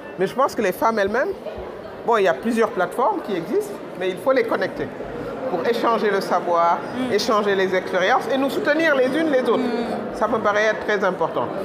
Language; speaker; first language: French; non-native, local second language; Wolof